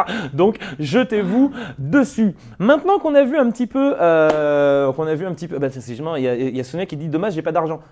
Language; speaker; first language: French; native; French